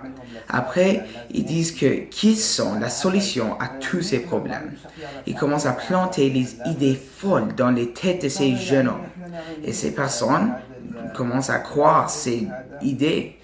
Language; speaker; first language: French; non-native, local second language; English